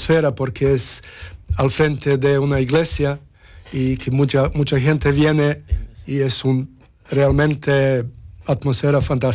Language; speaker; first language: Spanish; non-native, fluent; Serbian